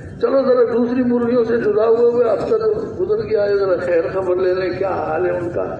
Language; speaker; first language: Urdu; non-native, local second language; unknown